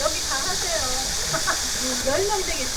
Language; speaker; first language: Korean; native; Korean